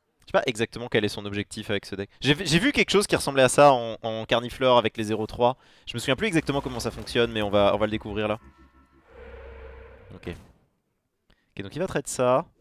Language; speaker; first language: French; native; French